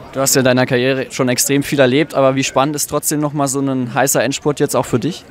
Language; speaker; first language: German; native; German